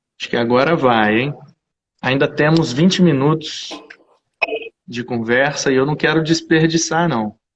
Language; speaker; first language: Portuguese; native; Portuguese